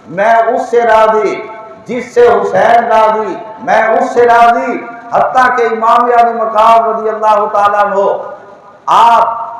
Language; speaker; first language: Urdu; non-native, local second language; Punjabi